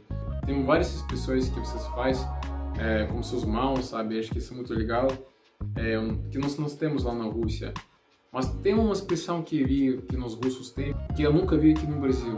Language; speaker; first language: Portuguese; non-native, learner; Russian